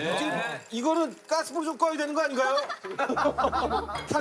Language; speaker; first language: Korean; native; Korean